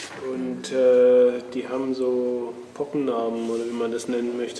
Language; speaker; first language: German; native; German